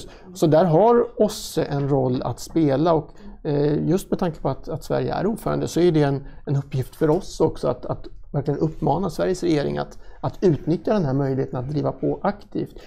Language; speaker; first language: Swedish; native; Swedish